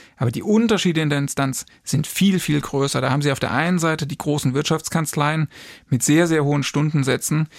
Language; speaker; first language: German; native; German